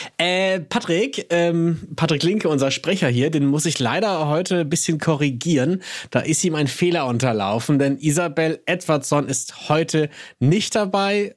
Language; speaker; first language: German; native; German